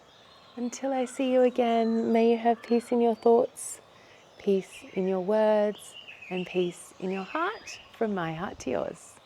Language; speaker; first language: English; native; English